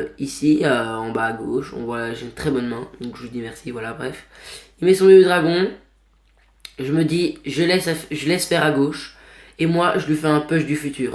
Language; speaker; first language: French; native; French